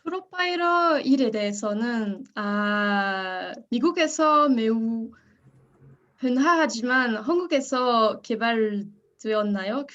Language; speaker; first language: Korean; non-native, learner; French